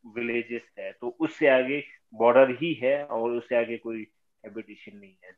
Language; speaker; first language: Hindi; native; Hindi